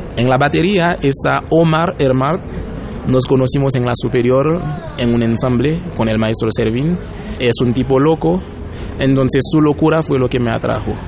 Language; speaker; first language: Spanish; non-native, fluent; Haitian Creole